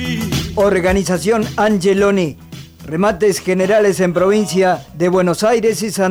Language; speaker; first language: Spanish; native; Spanish